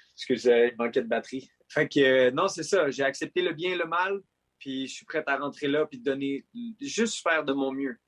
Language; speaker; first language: French; native; French